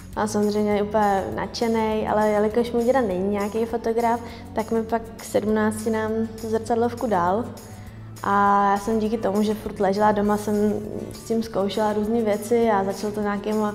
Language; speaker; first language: Czech; native; Czech